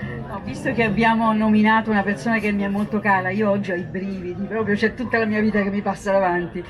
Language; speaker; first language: Italian; native; Italian